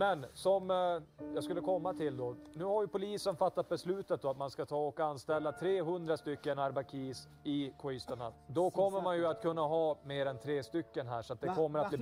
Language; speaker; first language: Swedish; native; Swedish